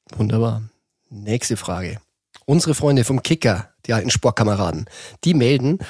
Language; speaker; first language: German; native; German